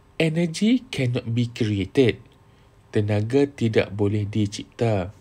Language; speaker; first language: English; non-native, local second language; Malay